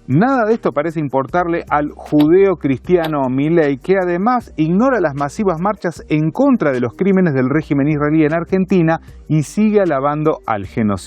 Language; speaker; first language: Spanish; native; Spanish